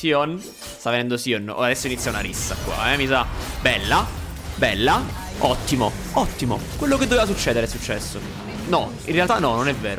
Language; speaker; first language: Italian; native; Italian